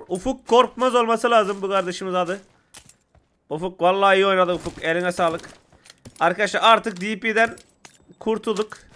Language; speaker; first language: Turkish; native; Turkish